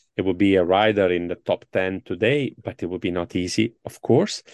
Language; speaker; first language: English; non-native, fluent; Italian